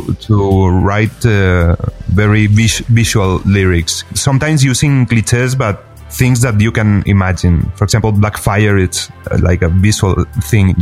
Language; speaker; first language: English; non-native, fluent; Spanish